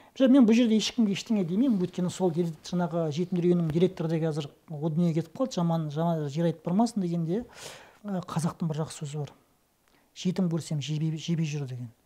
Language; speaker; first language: Kazakh; non-native, local second language; Russian